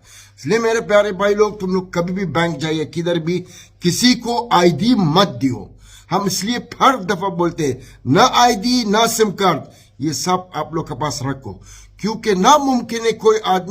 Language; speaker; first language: Hindi; non-native, fluent; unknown